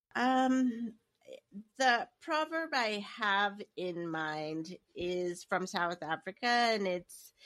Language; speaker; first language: English; native; English